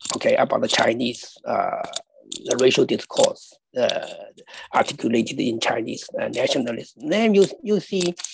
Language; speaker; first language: English; non-native, fluent; Chinese